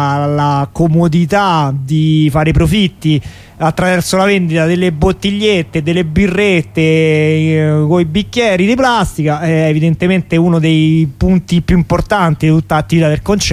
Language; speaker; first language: Italian; native; Italian